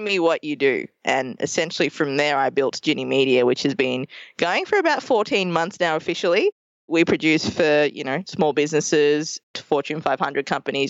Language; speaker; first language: English; native; English